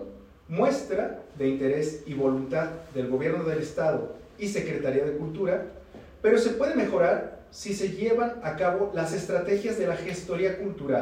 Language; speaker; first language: Spanish; native; Spanish